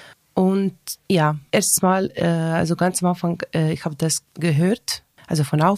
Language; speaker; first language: German; non-native, learner; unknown